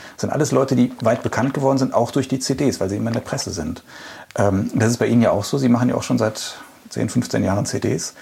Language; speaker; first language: German; native; German